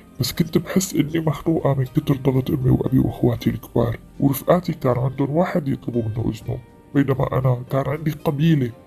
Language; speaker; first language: Arabic; native; Arabic